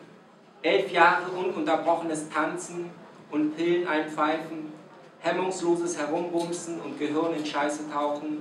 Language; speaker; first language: German; non-native, fluent; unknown